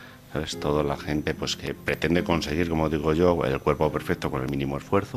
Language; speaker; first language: Spanish; native; Spanish